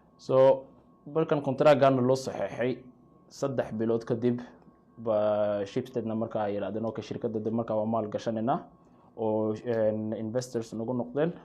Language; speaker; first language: Somali; early bilingual, heritage; Somali